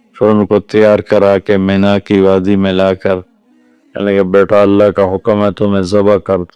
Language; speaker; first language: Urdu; non-native, local second language; Punjabi